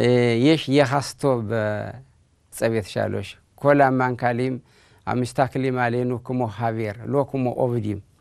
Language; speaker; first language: Hebrew; non-native, fluent; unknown